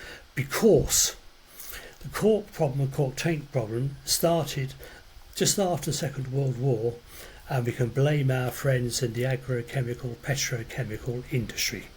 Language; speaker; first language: English; native; English